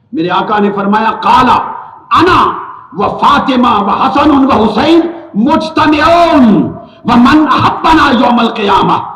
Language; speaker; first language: Urdu; non-native, local second language; Punjabi